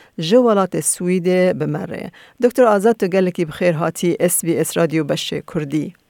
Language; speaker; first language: Kurdish; native; Kurdish